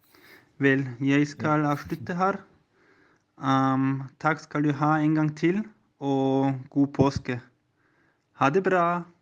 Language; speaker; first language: Norwegian; non-native, learner; German